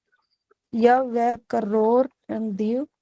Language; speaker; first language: French; non-native, learner; Punjabi